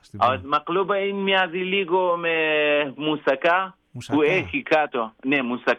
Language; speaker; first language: Greek; non-native, learner; Kurdish